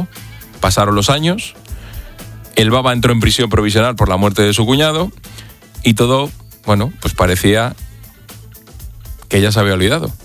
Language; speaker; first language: Spanish; native; Spanish